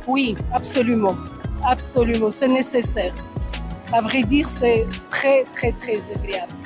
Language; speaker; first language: French; non-native, fluent; Georgian